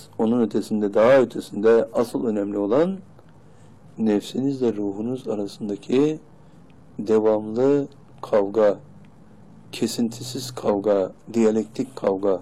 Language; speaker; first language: Turkish; native; Turkish